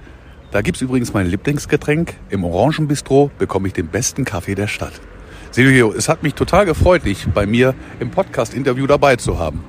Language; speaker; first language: German; native; German